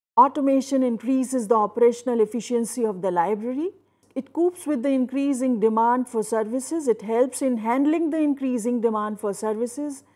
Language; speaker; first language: English; non-native, local second language; Hindi